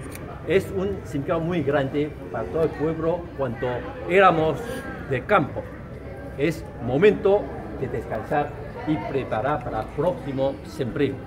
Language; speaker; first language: Spanish; non-native, fluent; Chinese